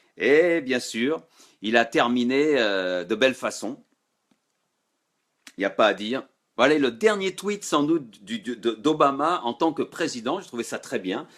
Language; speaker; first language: French; native; French